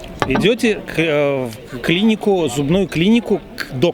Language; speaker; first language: Russian; native; Russian